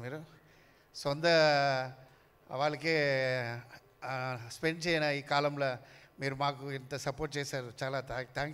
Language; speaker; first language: Telugu; non-native, fluent; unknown